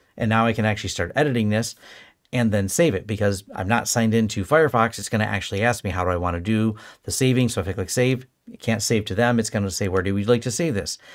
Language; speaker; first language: English; native; English